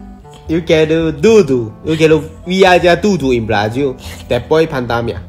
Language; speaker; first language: Portuguese; non-native, learner; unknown